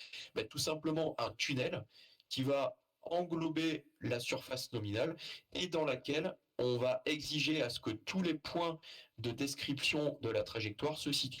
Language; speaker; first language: French; native; French